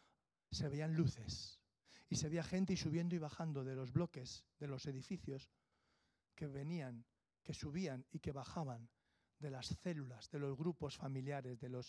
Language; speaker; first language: Spanish; native; Spanish